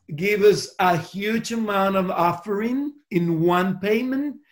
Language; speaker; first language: English; non-native, fluent; Spanish